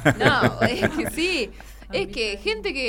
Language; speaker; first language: Spanish; native; Spanish